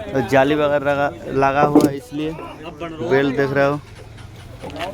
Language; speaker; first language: Hindi; non-native, local second language; Bangla